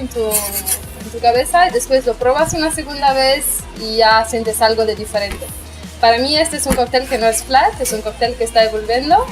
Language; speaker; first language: Spanish; non-native, fluent; Italian